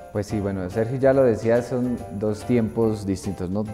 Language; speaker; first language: Spanish; native; Spanish